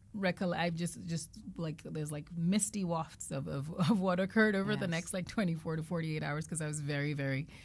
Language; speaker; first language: English; non-native, local second language; Igbo